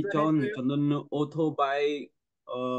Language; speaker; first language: Korean; non-native, learner; Vietnamese